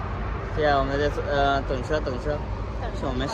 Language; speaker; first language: Chinese; native; Chinese